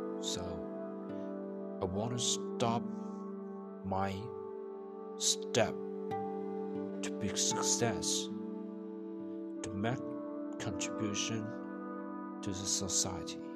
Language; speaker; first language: English; non-native, learner; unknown